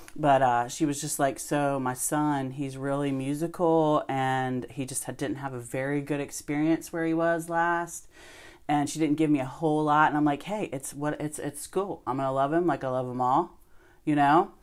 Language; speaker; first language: English; native; English